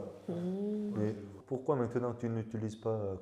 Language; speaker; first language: French; non-native, learner; Korean